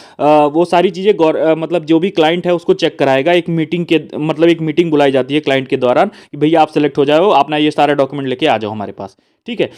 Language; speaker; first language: Hindi; native; Hindi